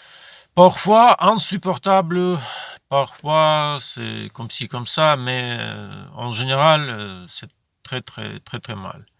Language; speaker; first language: French; non-native, fluent; Ukrainian